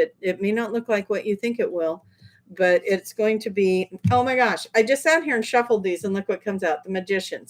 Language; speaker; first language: English; native; English